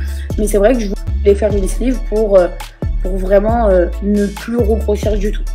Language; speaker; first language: French; native; French